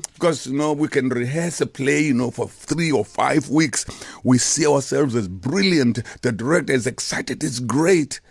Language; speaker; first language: English; non-native, local second language; Xhosa